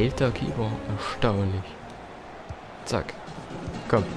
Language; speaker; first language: German; native; German